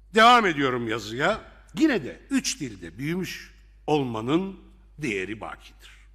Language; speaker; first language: Turkish; non-native, local second language; Arabic